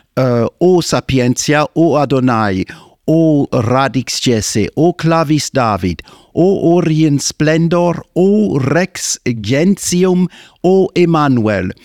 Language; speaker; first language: French; non-native, fluent; English